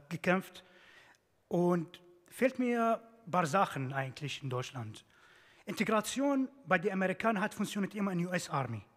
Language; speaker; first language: German; non-native, fluent; Arabic